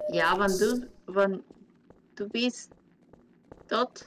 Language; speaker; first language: German; non-native, learner; Spanish